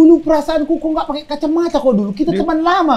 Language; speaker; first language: Indonesian; native; Indonesian